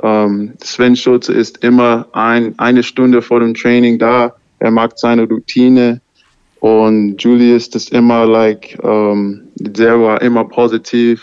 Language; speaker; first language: German; non-native, learner; English